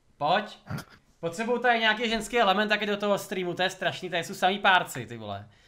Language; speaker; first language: Czech; native; Czech